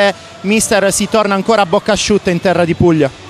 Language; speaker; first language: Italian; native; Italian